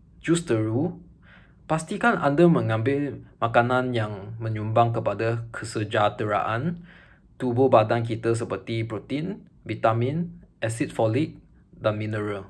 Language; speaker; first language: Malay; non-native, local second language; Chinese